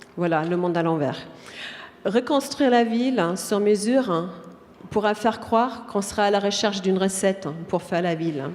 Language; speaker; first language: French; non-native, fluent; German